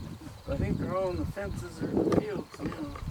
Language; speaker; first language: English; native; English